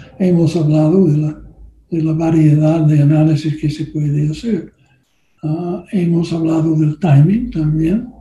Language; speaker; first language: Spanish; non-native, learner; English